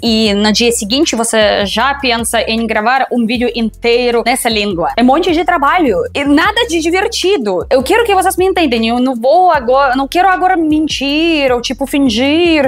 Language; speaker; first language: Portuguese; non-native, fluent; Russian